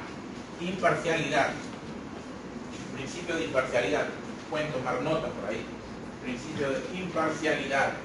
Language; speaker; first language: Spanish; native; Spanish